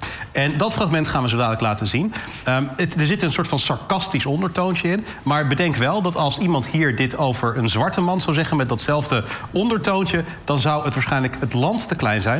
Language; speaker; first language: Dutch; native; Dutch